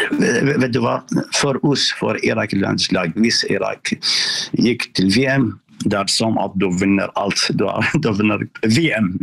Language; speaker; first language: Norwegian; non-native, learner; Arabic